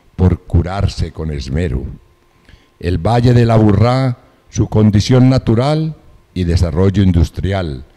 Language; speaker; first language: Spanish; native; Spanish